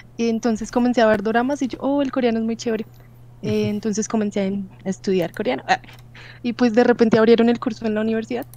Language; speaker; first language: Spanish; native; Spanish